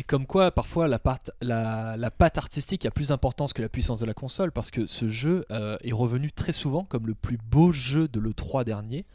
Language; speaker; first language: French; native; French